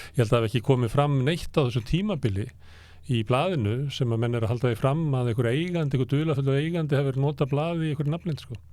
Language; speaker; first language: Icelandic; native; Icelandic